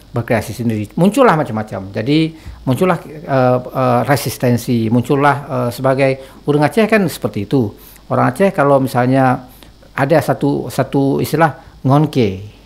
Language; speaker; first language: Indonesian; non-native, local second language; Achinese